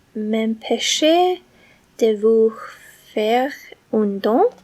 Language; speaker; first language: French; non-native, learner; English